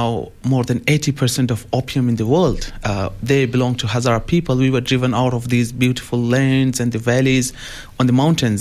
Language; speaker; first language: English; non-native, local second language; Hazaragi